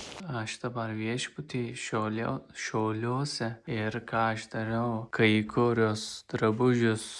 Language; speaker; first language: Lithuanian; non-native, learner; Turkish